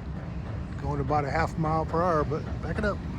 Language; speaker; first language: English; native; English